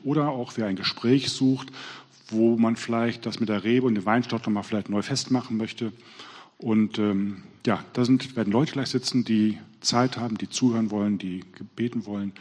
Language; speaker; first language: German; native; German